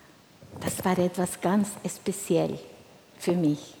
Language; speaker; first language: German; non-native, fluent; Spanish